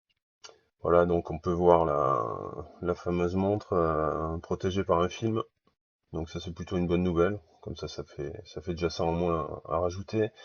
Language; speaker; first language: French; native; French